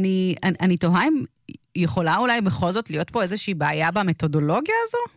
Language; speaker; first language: Hebrew; native; Hebrew